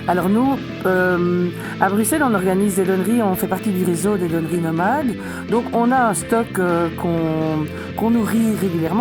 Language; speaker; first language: French; native; French